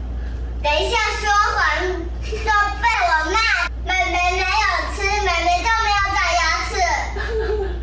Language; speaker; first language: Chinese; early bilingual, heritage; Chinese